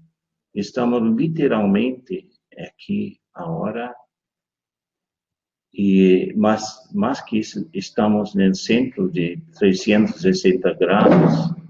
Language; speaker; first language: Spanish; non-native, fluent; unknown